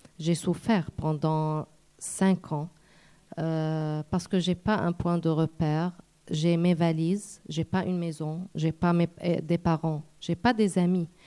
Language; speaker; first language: French; non-native, fluent; Arabic